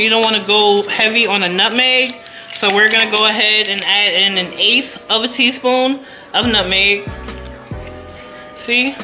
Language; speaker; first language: English; native; English